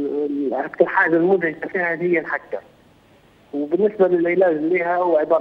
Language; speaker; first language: Arabic; native; Arabic